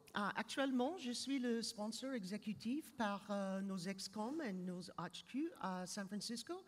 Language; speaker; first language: French; non-native, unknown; English